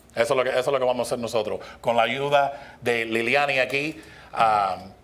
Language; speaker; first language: Spanish; early bilingual, other home language; English